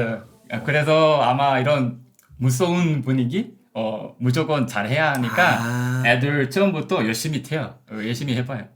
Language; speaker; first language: Korean; non-native, learner; Portuguese